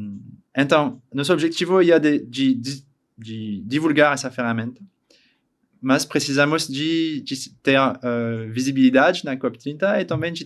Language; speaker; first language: Portuguese; non-native, learner; French